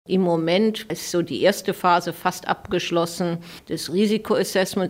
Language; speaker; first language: German; native; German